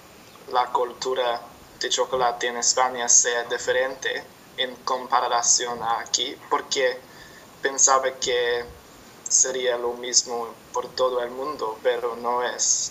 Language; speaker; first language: Spanish; non-native, learner; English